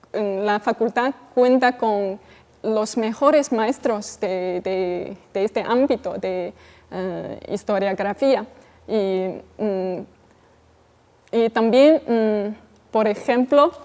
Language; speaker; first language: Spanish; non-native, fluent; Chinese